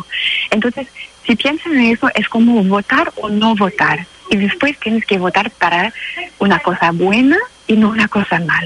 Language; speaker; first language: Spanish; non-native, fluent; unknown